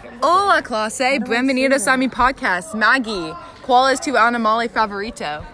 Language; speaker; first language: Spanish; non-native, learner; English